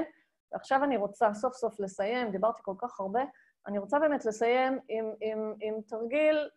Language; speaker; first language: Hebrew; native; Hebrew